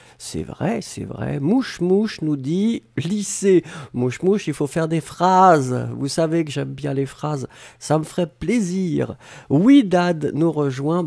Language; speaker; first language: French; native; French